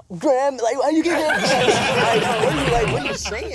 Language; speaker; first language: English; native; English